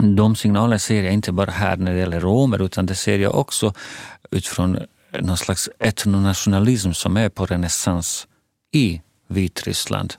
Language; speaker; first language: Swedish; non-native, fluent; Bosnian